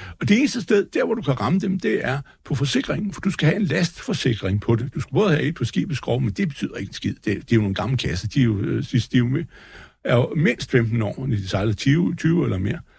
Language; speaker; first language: Danish; native; Danish